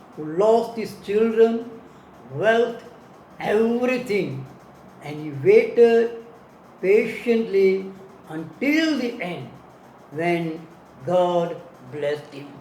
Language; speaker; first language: English; non-native, local second language; Tamil